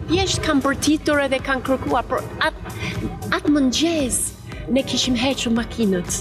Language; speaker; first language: Albanian; non-native, learner; English